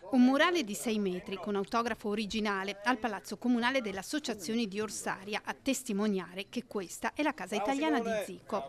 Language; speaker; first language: Italian; native; Italian